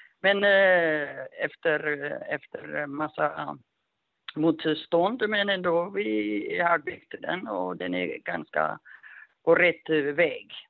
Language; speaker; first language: Swedish; non-native, fluent; Amharic